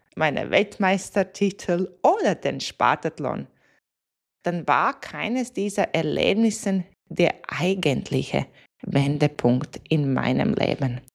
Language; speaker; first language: German; non-native, fluent; Latvian